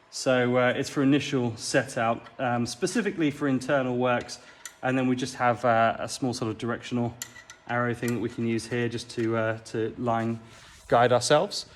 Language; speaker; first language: English; native; English